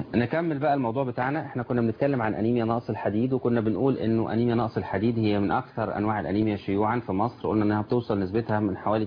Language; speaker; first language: Arabic; native; Arabic